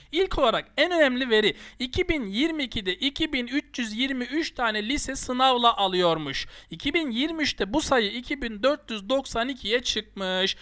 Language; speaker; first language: Turkish; native; Turkish